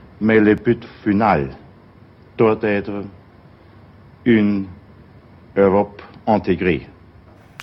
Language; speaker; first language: French; non-native, fluent; German